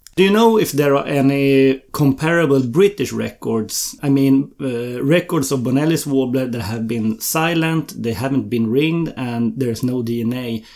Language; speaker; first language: English; non-native, fluent; Swedish